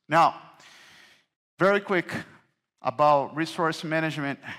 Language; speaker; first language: English; non-native, fluent; Portuguese